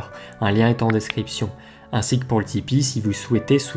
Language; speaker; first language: French; native; French